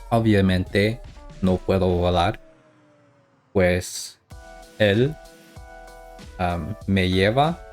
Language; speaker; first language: Spanish; non-native, learner; English